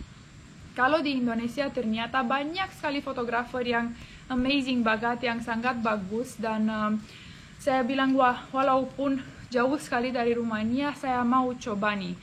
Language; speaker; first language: Indonesian; non-native, fluent; Romanian